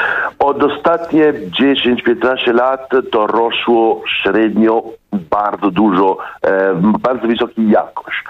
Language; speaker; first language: Polish; non-native, fluent; Italian